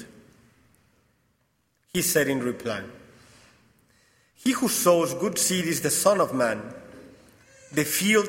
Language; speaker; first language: English; non-native, fluent; Spanish